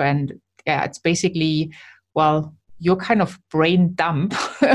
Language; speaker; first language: English; non-native, fluent; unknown